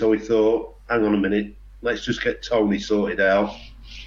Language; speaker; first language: English; native; English